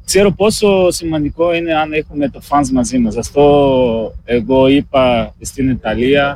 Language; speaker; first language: Greek; non-native, learner; Portuguese